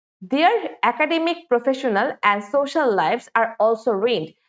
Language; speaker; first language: English; non-native, local second language; Bangla